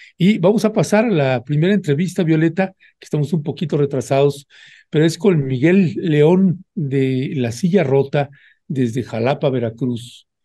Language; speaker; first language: Spanish; native; Spanish